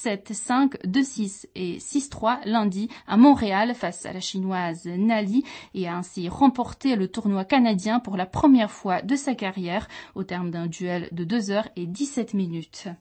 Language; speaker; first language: French; non-native, fluent; Czech